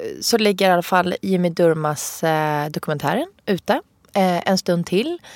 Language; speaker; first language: Swedish; early bilingual, other home language; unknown